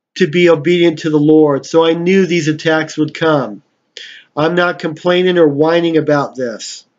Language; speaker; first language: English; native; English